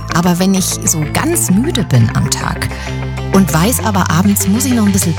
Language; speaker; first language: German; native; German